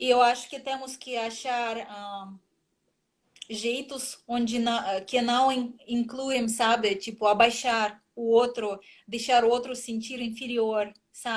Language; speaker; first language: Portuguese; non-native, fluent; Russian